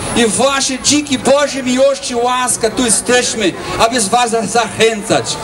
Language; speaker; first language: Polish; non-native, learner; Portuguese